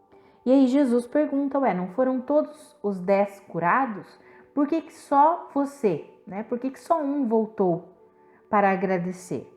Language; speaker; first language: Portuguese; native; Portuguese